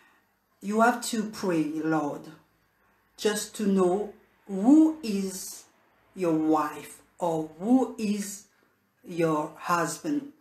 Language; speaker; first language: English; non-native, learner; French